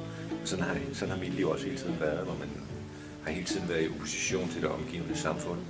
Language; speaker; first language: Danish; native; Danish